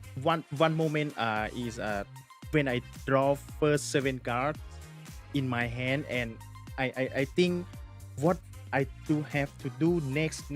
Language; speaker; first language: English; non-native, learner; Thai